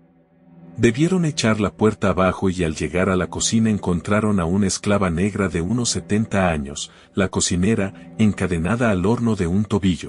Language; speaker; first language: Spanish; native; Spanish